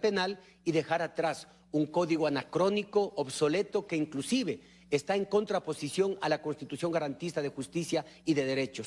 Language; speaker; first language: Spanish; native; Spanish